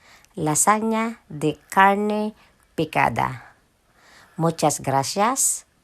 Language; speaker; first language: Spanish; non-native, learner; Filipino